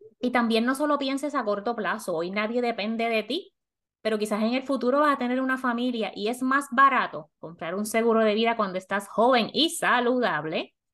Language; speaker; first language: Spanish; native; Spanish